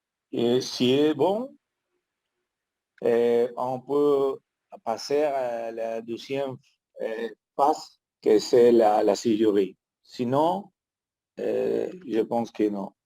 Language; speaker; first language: French; non-native, learner; Spanish